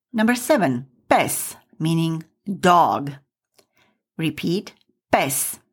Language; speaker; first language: English; non-native, fluent; Slovak